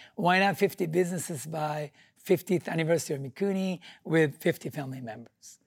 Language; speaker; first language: English; non-native, fluent; Japanese